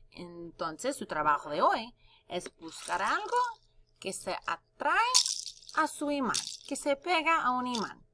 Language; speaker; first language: Spanish; non-native, fluent; English